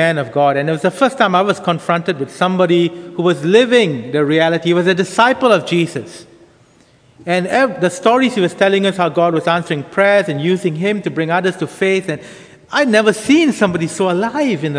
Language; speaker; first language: English; native; English